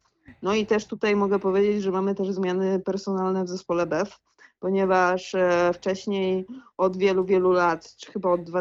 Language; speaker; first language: Polish; native; Polish